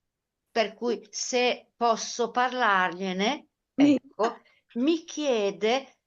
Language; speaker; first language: Italian; native; Italian